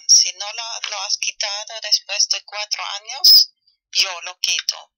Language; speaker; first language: Spanish; non-native, fluent; German